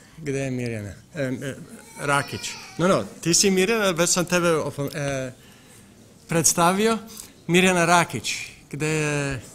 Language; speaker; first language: Serbian; early bilingual, heritage; Serbian